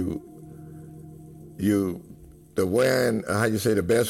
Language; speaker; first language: English; native; English